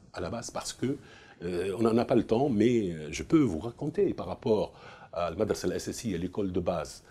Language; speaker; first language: French; non-native, local second language; Arabic